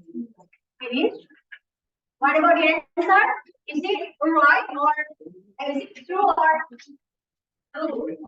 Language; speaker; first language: English; non-native, fluent; Indonesian